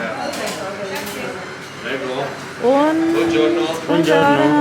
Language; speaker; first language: German; non-native, fluent; Korean